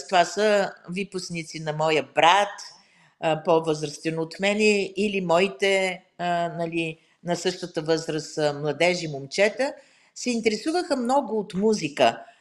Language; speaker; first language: Bulgarian; native; Bulgarian